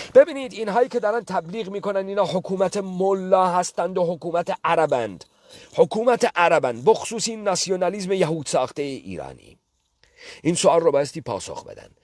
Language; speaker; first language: Persian; non-native, local second language; Kurdish